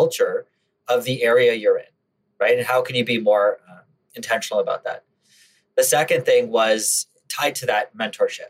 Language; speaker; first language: English; native; English